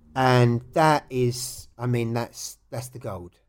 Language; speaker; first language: English; native; English